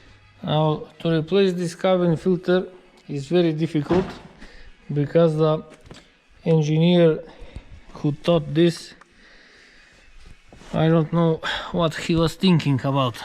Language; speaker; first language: English; non-native, fluent; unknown